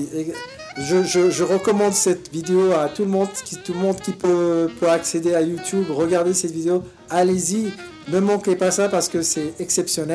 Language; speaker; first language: French; native; French